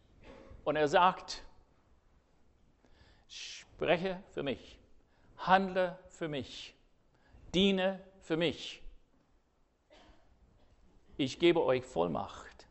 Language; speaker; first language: German; non-native, fluent; English